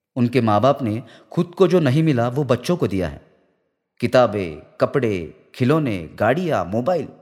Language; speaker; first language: Hindi; non-native, local second language; Marathi